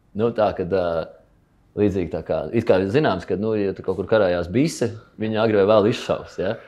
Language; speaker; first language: Latvian; native; Latvian